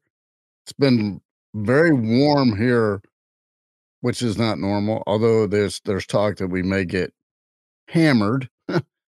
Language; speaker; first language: English; native; English